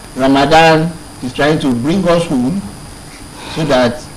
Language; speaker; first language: English; non-native, local second language; Yoruba